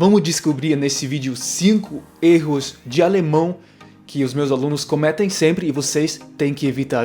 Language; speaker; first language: Portuguese; non-native, fluent; German